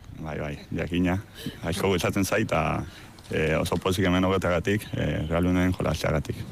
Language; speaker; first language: Basque; non-native, learner; Spanish